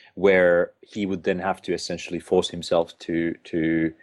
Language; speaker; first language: English; non-native, fluent; Finnish